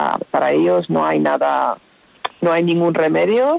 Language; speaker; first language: Spanish; non-native, fluent; Persian